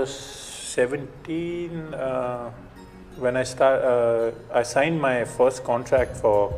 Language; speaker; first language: English; non-native, local second language; Punjabi